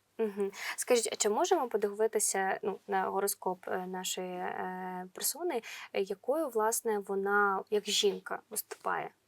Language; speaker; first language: Ukrainian; native; Ukrainian